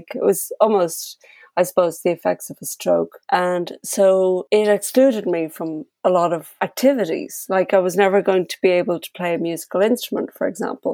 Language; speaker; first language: English; native; English